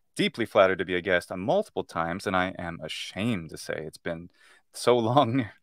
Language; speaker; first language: English; native; English